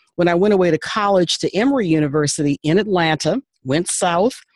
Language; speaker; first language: English; native; English